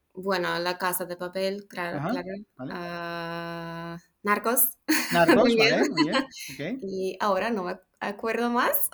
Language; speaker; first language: Spanish; non-native, learner; Macedonian